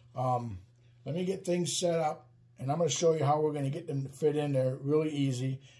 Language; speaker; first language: English; native; English